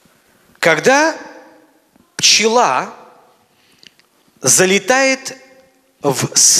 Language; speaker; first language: Polish; non-native, learner; Russian